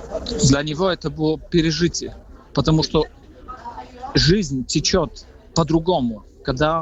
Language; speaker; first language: Russian; non-native, fluent; Polish